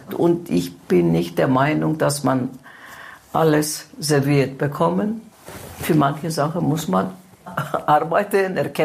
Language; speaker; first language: German; non-native, fluent; Greek